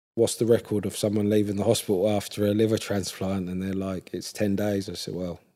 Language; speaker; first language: English; native; English